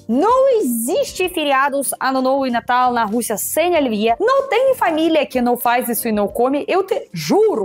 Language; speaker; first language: Portuguese; non-native, fluent; Russian